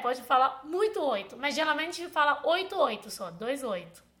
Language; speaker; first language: Portuguese; non-native, fluent; Chinese